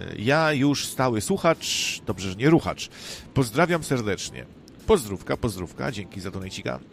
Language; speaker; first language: Polish; native; Polish